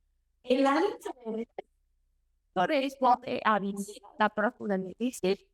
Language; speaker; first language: Spanish; non-native, learner; Portuguese